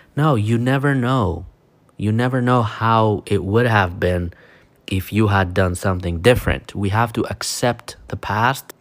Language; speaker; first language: English; non-native, fluent; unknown